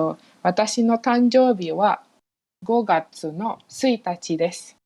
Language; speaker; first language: Japanese; non-native, learner; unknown